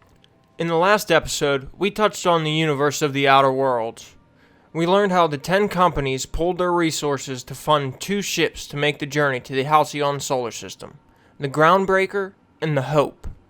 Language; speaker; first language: English; native; English